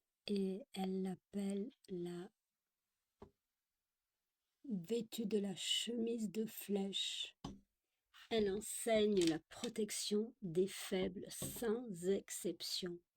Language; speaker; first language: French; native; French